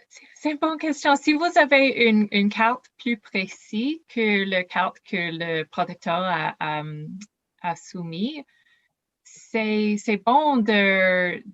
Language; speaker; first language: French; non-native, learner; English